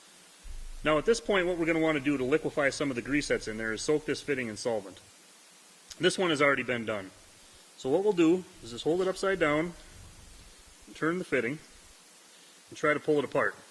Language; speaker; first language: English; native; English